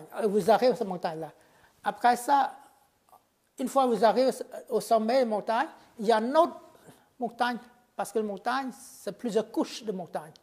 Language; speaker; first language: French; non-native, fluent; Khmer